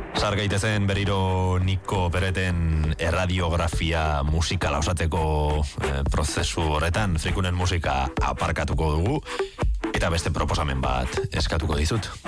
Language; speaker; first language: Basque; native; Basque